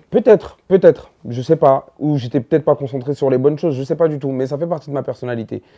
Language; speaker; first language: French; early bilingual, other home language; Dyula